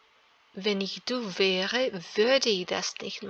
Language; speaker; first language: German; non-native, fluent; Serbian